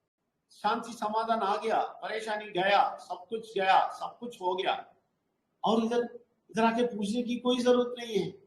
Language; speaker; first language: Hindi; non-native, local second language; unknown